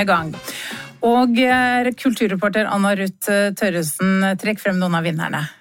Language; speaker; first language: Norwegian; native; Norwegian